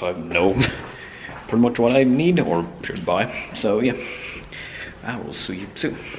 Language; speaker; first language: English; non-native, fluent; Swedish